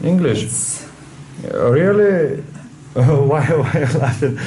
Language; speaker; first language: English; non-native, learner; Russian